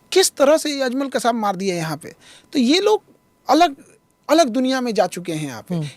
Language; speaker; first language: Hindi; native; Hindi